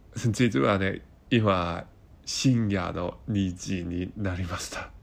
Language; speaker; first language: Japanese; non-native, fluent; Cantonese